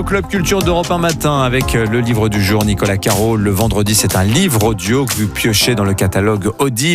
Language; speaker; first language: French; native; French